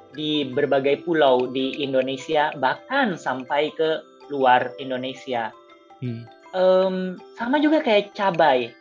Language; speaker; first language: Indonesian; native; Indonesian